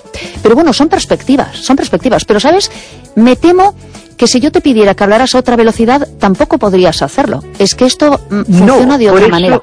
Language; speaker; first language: Spanish; native; Spanish